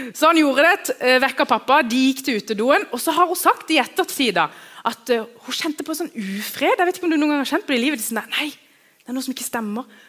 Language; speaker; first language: Norwegian; early bilingual, other home language; Kurdish